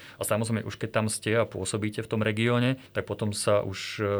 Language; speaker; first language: Slovak; native; Slovak